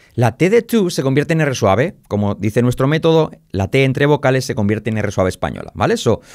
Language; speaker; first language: Spanish; native; Spanish